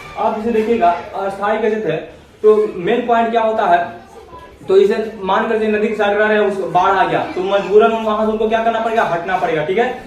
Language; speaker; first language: Hindi; native; Hindi